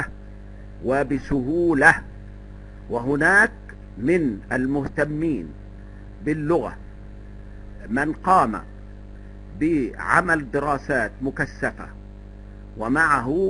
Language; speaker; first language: Arabic; native; Arabic